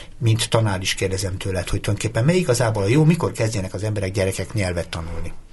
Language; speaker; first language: Hungarian; native; Hungarian